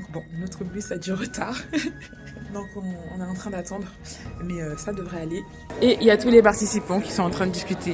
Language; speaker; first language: French; native; French